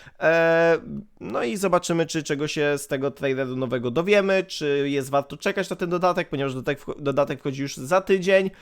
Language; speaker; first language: Polish; native; Polish